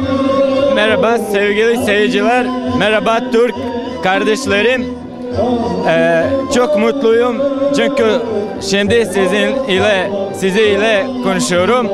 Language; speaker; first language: Turkish; non-native, learner; Bosnian